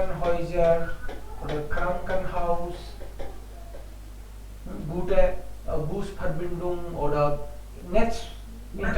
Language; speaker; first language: German; non-native, fluent; Hindi